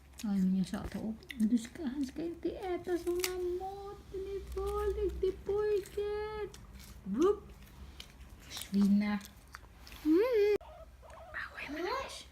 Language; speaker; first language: Swedish; non-native, learner; Filipino